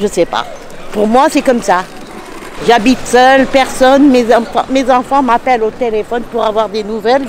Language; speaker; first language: French; native; French